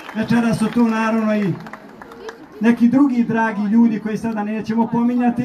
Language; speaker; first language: Bosnian; native; Bosnian